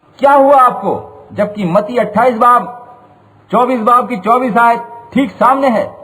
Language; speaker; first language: Hindi; native; Hindi